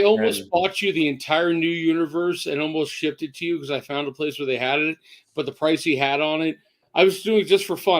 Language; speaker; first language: English; native; English